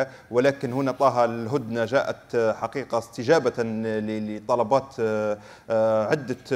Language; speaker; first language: Arabic; native; Arabic